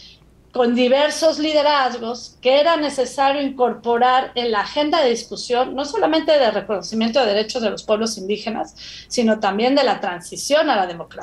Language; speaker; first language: Spanish; native; Spanish